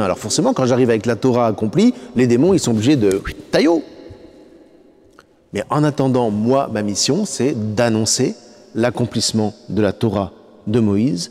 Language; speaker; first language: French; native; French